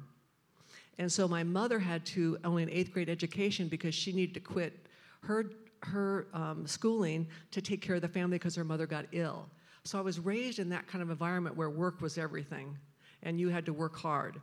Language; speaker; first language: English; native; English